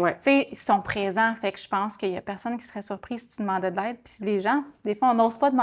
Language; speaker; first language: French; native; French